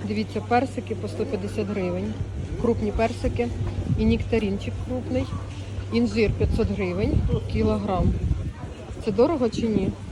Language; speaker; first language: Ukrainian; native; Ukrainian